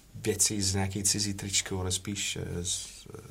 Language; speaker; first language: Czech; non-native, learner; English